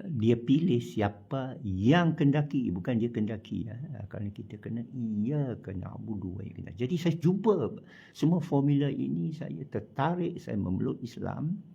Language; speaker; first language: Malay; non-native, local second language; Chinese